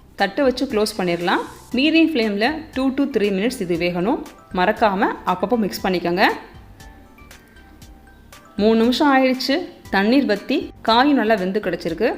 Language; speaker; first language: Tamil; native; Tamil